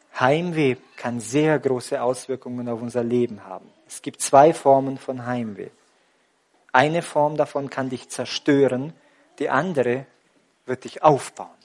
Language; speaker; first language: German; native; German